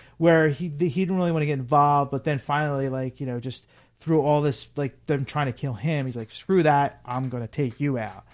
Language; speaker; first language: English; native; English